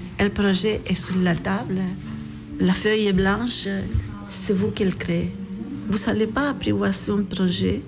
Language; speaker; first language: French; non-native, fluent; Spanish